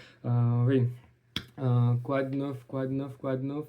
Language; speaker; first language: French; non-native, learner; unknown